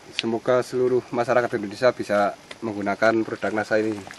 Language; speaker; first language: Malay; non-native, local second language; Javanese